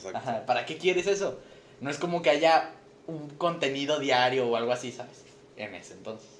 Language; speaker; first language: Spanish; native; Spanish